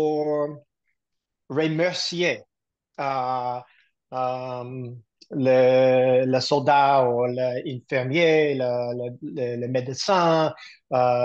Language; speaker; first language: French; non-native, learner; English